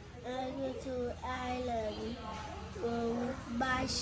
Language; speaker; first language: English; non-native, learner; Vietnamese